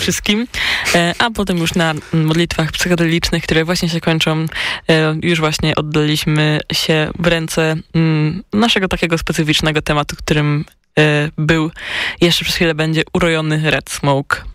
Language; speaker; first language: Polish; native; Polish